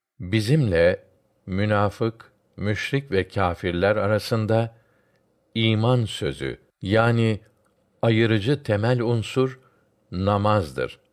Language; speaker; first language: Turkish; native; Turkish